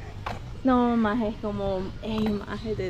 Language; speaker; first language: Spanish; native; Spanish